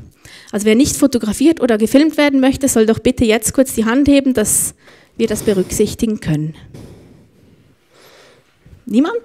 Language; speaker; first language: German; native; German